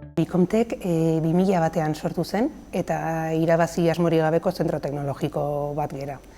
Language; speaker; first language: Basque; native; Basque